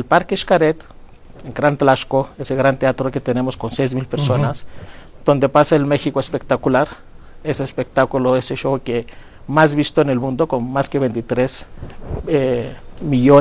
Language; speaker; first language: Spanish; non-native, fluent; Greek